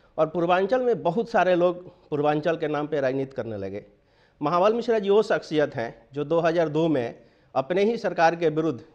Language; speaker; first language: Hindi; native; Hindi